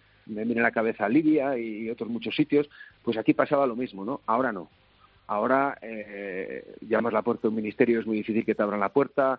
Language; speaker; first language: Spanish; native; Spanish